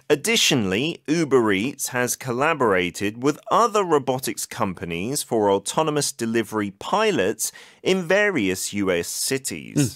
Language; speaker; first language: English; native; English